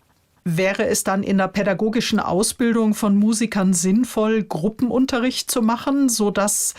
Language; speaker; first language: German; native; German